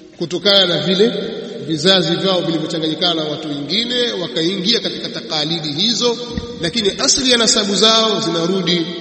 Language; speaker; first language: Swahili; native; Swahili